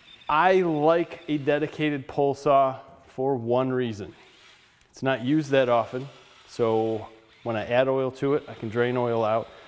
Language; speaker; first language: English; native; English